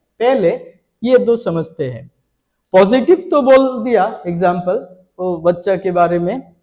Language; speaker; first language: Hindi; non-native, local second language; Bangla